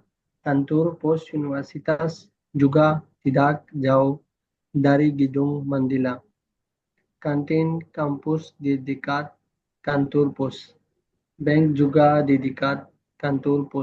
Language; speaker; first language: Indonesian; non-native, learner; Urdu